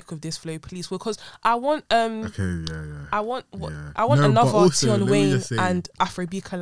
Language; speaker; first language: English; non-native, local second language; French